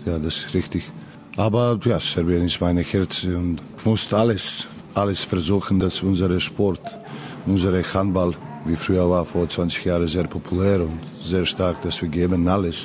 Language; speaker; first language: German; non-native, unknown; Serbian